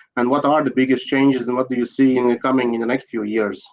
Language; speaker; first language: English; non-native, fluent; Latvian